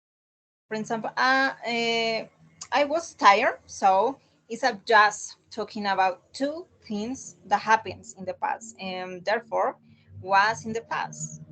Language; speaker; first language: English; non-native, learner; Spanish